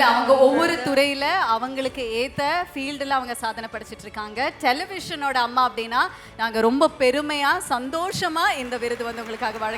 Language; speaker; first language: Tamil; native; Tamil